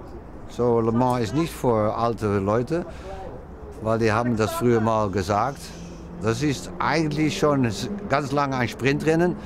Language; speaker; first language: German; non-native, fluent; Dutch